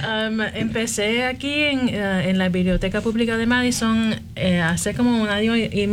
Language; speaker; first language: Spanish; early bilingual, heritage; Spanish